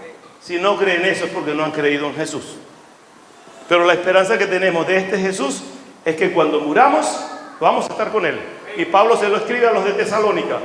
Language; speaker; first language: Spanish; native; Spanish